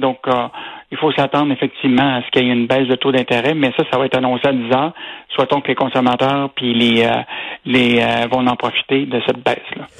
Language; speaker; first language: French; native; French